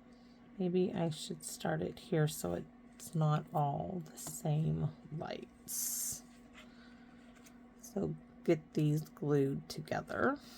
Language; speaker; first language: English; native; English